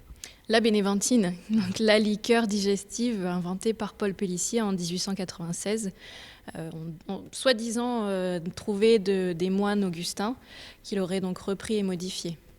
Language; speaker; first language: French; native; French